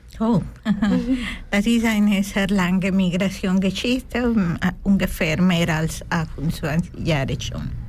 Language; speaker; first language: German; non-native, fluent; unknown